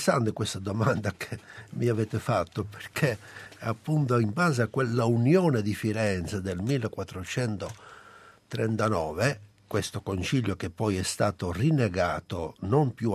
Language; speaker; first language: Italian; non-native, local second language; Albanian